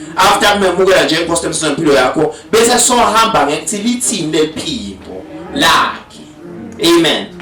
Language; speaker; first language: Zulu; non-native, local second language; Swati